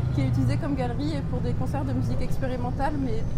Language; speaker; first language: French; native; French